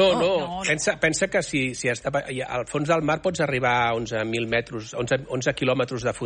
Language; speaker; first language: Catalan; native; Catalan